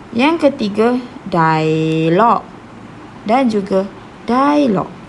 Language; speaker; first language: Malay; native; Malay